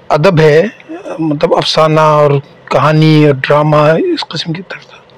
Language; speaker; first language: Urdu; native; Urdu